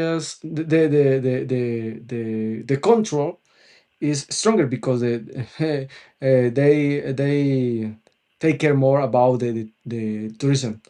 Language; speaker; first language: English; non-native, local second language; Spanish